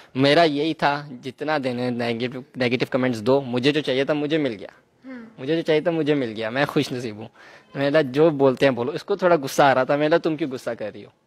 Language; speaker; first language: Urdu; early bilingual, heritage; Urdu